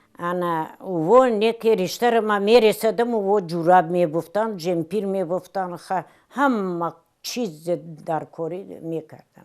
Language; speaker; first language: Tajik; non-native, fluent; Russian